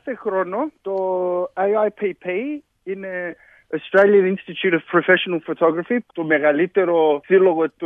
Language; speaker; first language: Greek; early bilingual, heritage; English